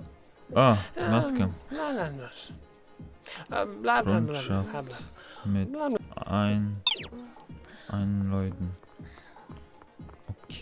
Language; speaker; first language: German; non-native, learner; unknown